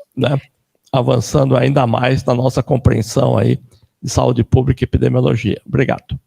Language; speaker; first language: Portuguese; native; Portuguese